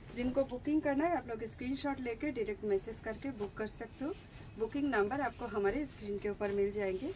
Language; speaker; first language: Hindi; non-native, local second language; Bangla